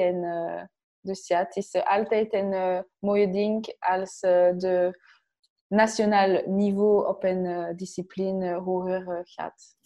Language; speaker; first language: Dutch; non-native, learner; French